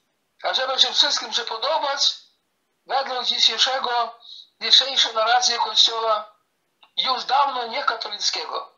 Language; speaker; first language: Polish; early bilingual, heritage; Polish